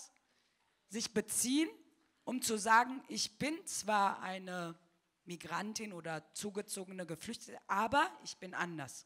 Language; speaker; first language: German; early bilingual, other home language; Turkish